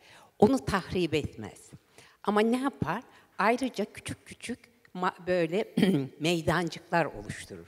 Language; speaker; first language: Turkish; native; Turkish